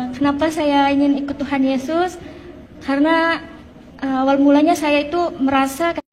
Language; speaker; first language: Indonesian; native; Indonesian